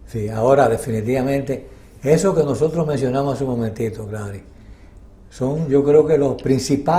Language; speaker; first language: Spanish; native; Spanish